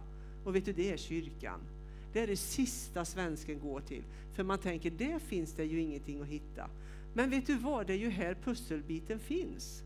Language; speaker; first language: Swedish; native; Swedish